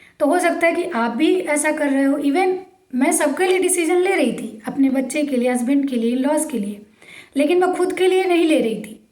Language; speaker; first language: Hindi; native; Hindi